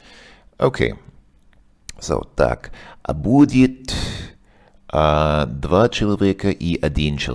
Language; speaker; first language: Russian; non-native, learner; English